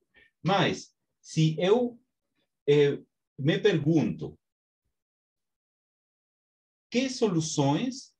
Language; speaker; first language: Portuguese; non-native, fluent; Spanish